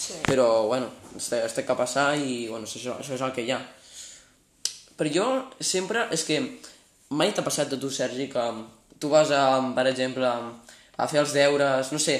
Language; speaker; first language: Catalan; non-native, local second language; Spanish